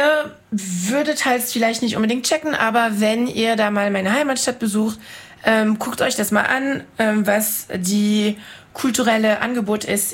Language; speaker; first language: German; non-native, fluent; French